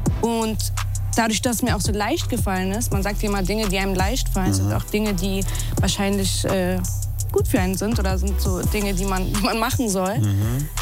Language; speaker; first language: German; early bilingual, other home language; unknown